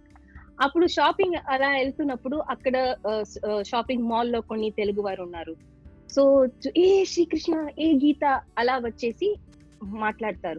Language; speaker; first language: Telugu; non-native, local second language; Tamil